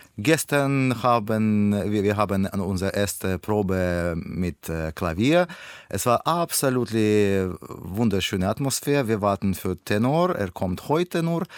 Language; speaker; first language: German; non-native, learner; Russian